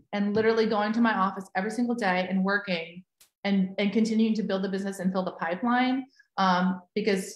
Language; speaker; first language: English; native; English